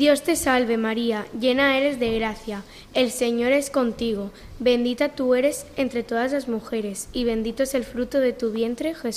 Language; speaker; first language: Spanish; native; Spanish